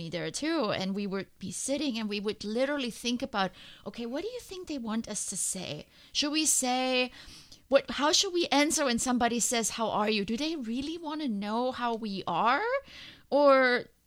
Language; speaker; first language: English; non-native, fluent; German